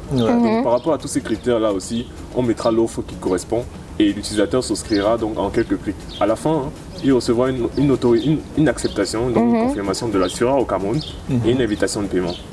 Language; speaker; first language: French; native; French